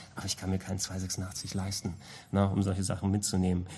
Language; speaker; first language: German; non-native, local second language; Greek